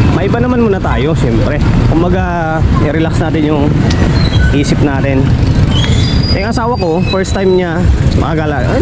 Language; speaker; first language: Filipino; non-native, local second language; Hiligaynon